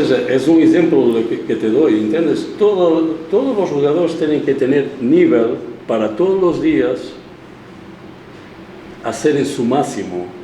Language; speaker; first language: Spanish; non-native, fluent; Portuguese